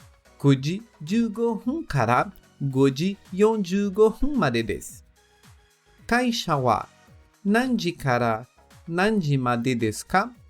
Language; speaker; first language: Japanese; non-native, learner; Portuguese